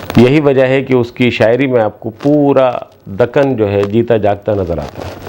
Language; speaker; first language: Urdu; native; Urdu